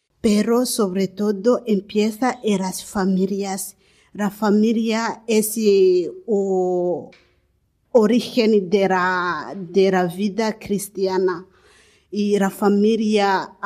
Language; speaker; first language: Spanish; non-native, learner; Kinyarwanda